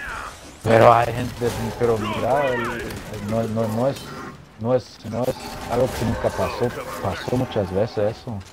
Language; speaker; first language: Spanish; early bilingual, heritage; Spanish